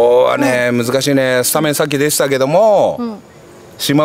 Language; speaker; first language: Japanese; native; Japanese